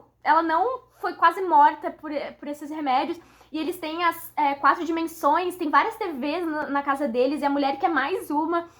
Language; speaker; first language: Portuguese; native; Portuguese